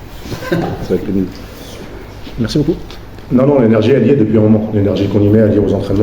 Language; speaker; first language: French; native; French